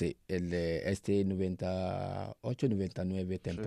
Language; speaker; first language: Spanish; non-native, learner; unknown